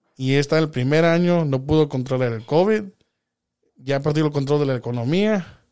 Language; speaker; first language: Spanish; early bilingual, heritage; Spanish